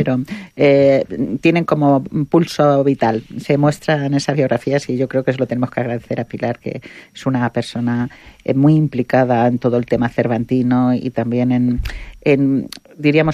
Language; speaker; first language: Spanish; native; Spanish